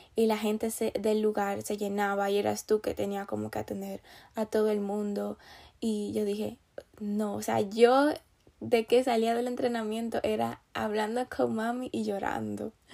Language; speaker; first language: Spanish; native; Spanish